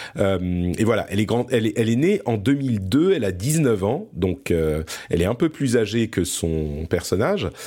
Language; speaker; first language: French; early bilingual, other home language; Arabic